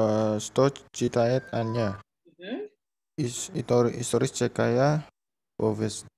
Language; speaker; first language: Russian; non-native, learner; Indonesian